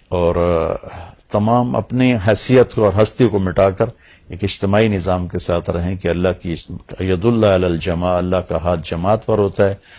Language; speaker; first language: Urdu; non-native, local second language; Punjabi